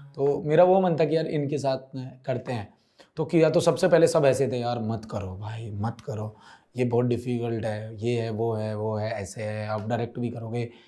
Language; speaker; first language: Hindi; native; Hindi